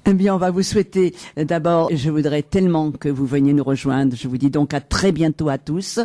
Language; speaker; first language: French; native; French